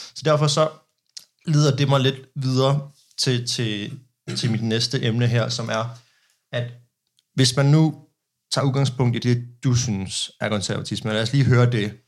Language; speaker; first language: Danish; early bilingual, other home language; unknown